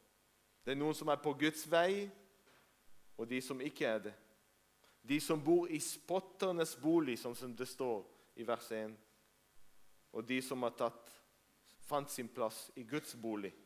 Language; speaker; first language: Norwegian; non-native, fluent; Hebrew